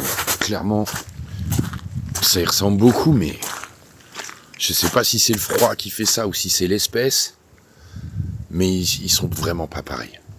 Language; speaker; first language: French; native; French